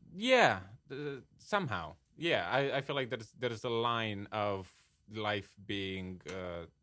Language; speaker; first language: English; non-native, fluent; Romanian